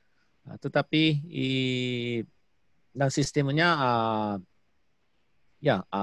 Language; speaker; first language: Indonesian; non-native, learner; Japanese